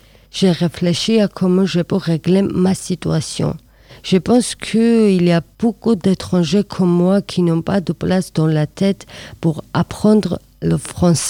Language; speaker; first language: French; non-native, learner; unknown